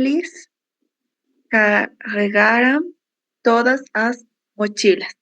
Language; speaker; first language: Portuguese; non-native, learner; Spanish